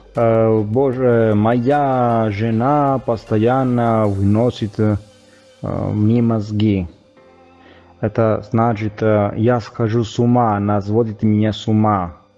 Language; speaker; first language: Russian; non-native, fluent; Italian